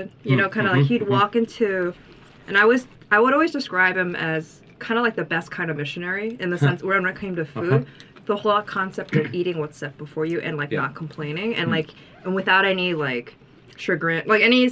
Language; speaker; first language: English; native; English